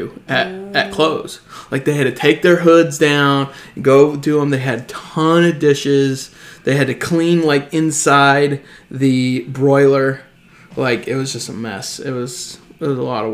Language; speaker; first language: English; native; English